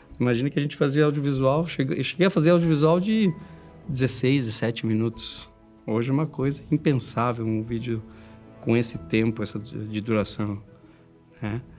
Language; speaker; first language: Portuguese; early bilingual, other home language; Spanish